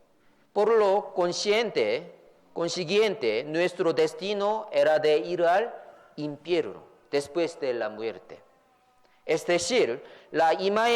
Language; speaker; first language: Spanish; non-native, fluent; Korean